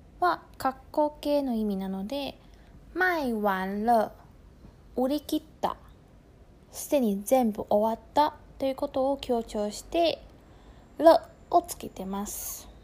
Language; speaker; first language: Japanese; non-native, fluent; Chinese